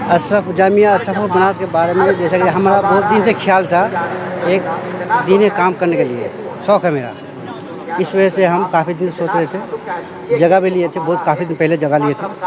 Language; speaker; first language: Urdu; non-native, local second language; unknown